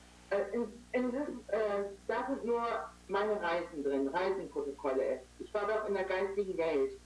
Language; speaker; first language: German; native; German